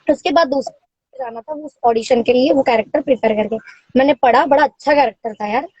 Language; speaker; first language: Hindi; non-native, local second language; Marathi